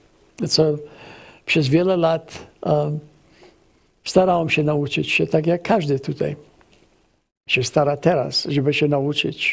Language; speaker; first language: Polish; early bilingual, heritage; English